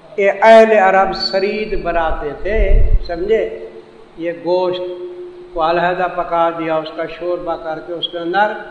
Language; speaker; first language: Urdu; non-native, local second language; Saraiki